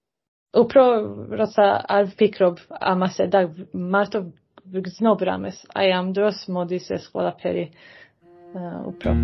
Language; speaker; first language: Georgian; early bilingual, heritage; Georgian